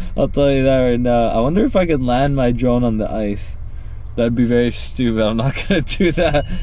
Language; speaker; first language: English; native; English